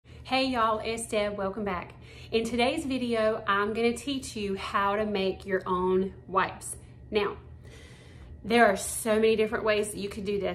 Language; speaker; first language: English; native; English